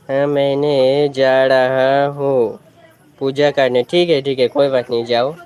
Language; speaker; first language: Hindi; non-native, local second language; Bangla